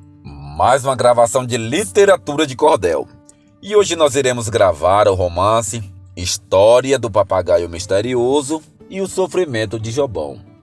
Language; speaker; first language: Portuguese; native; Portuguese